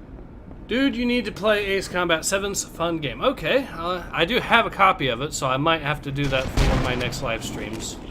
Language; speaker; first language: English; native; English